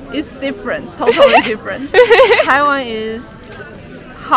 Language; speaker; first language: English; non-native, learner; Chinese